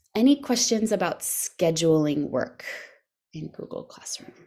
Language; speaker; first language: English; native; English